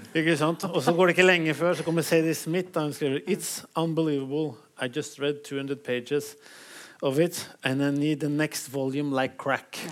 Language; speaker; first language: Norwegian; native; Norwegian